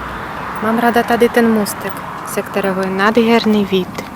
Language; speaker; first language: Czech; non-native, fluent; Russian